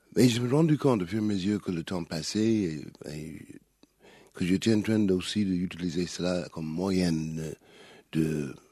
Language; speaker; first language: French; non-native, fluent; English